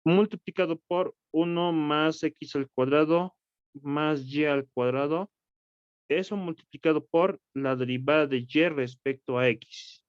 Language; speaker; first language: Spanish; native; Spanish